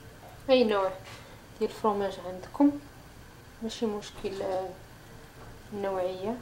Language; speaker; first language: Arabic; native; Arabic